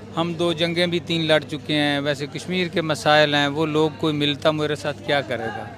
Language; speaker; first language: Urdu; non-native, local second language; Punjabi